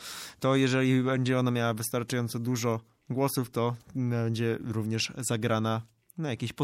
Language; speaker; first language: Polish; native; Polish